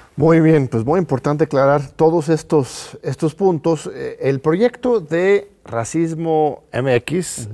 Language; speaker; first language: Spanish; non-native, fluent; English